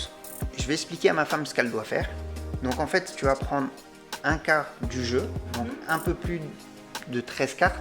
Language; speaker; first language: French; native; French